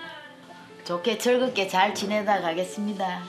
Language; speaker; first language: Korean; native; Korean